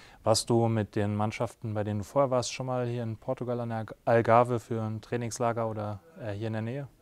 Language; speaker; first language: German; native; German